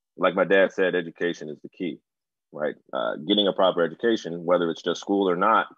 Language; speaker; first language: English; native; English